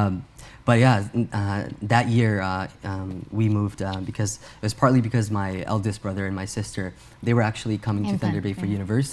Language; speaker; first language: English; early bilingual, other home language; Urdu